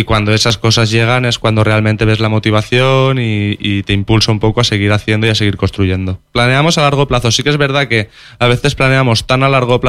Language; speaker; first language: Spanish; non-native, local second language; Catalan